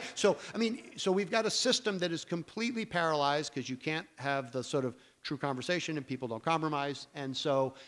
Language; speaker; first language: English; native; English